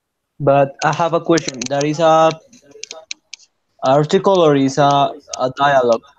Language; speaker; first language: English; non-native, learner; Spanish